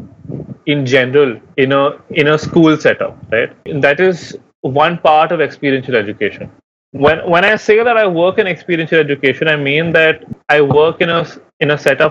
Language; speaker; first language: English; non-native, local second language; Hindi